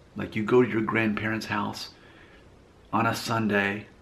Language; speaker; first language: English; native; English